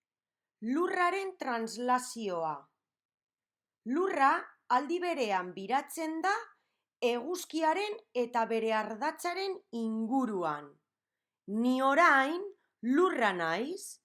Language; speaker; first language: Basque; non-native, local second language; Spanish